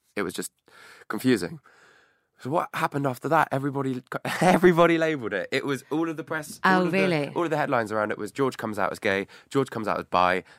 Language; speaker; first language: English; native; English